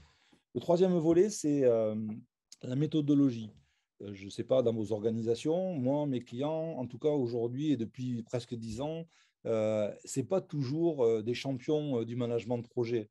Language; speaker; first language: French; native; French